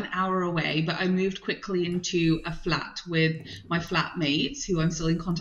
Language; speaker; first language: English; non-native, local second language; Punjabi